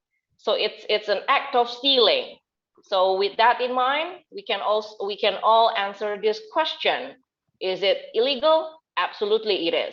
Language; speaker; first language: English; non-native, fluent; Indonesian